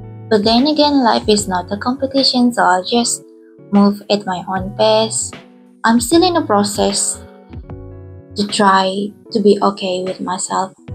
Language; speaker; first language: English; non-native, local second language; Malay